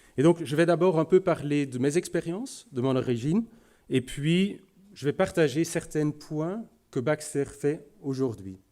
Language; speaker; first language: French; non-native, local second language; Dutch